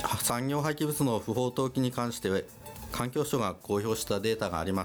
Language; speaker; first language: Japanese; native; Japanese